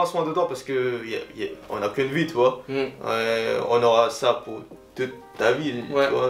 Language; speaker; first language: French; non-native, learner; Filipino